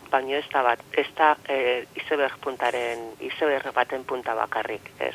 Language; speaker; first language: Basque; native; Basque